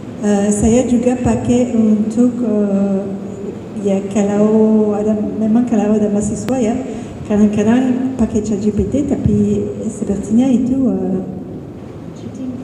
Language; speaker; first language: Indonesian; non-native, fluent; English